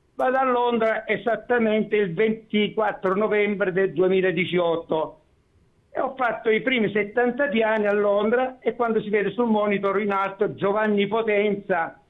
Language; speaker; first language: Italian; native; Italian